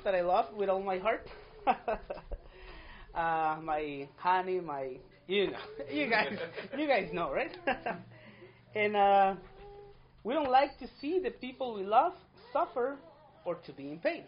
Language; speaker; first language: English; non-native, fluent; Spanish